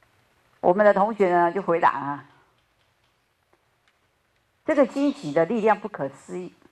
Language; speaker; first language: Chinese; native; Chinese